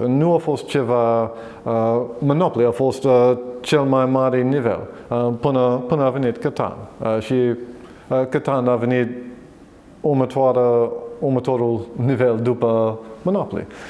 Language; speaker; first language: Romanian; non-native, learner; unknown